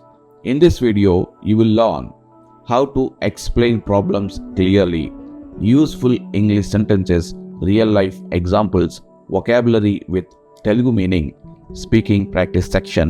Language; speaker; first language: English; non-native, local second language; Telugu